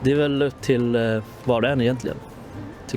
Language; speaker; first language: Swedish; native; Swedish